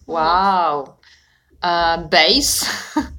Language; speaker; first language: English; non-native, fluent; Polish